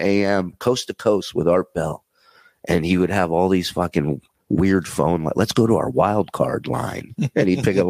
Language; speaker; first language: English; native; English